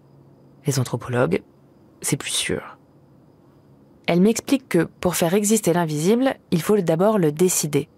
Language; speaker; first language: French; native; French